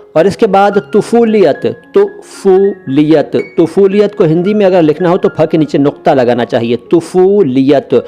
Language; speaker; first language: Hindi; native; Hindi